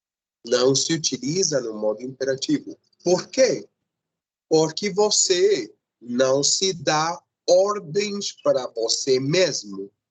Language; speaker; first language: Portuguese; non-native, fluent; Spanish